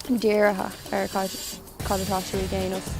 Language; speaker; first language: Irish; non-native, local second language; English